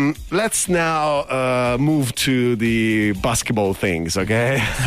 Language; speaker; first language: English; non-native, fluent; Italian